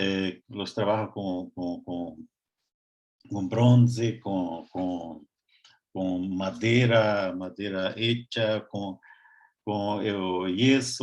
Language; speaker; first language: Spanish; non-native, fluent; Portuguese